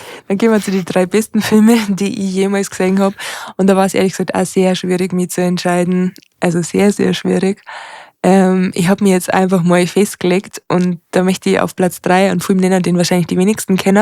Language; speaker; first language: German; native; German